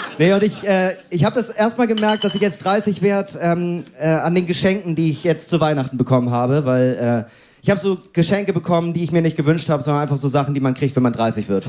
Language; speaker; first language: German; native; German